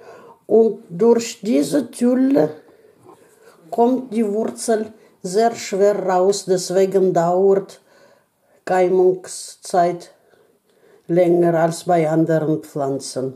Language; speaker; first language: German; non-native, learner; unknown